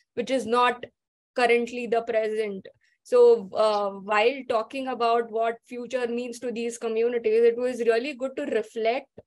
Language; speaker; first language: English; non-native, local second language; Marathi